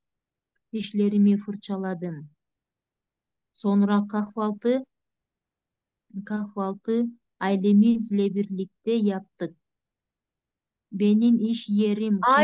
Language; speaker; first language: Turkish; non-native, learner; Kyrgyz